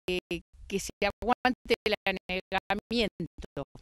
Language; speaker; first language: Spanish; native; Spanish